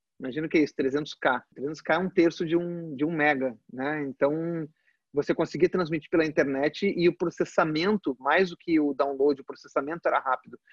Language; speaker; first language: Portuguese; early bilingual, other home language; Spanish